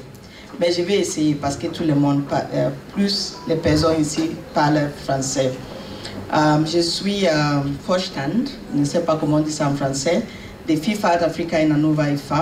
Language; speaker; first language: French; non-native, learner; English